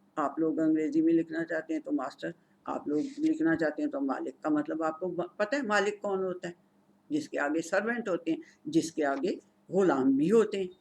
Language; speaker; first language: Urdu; non-native, local second language; Punjabi